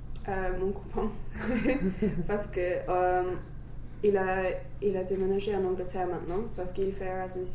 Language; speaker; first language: French; non-native, learner; English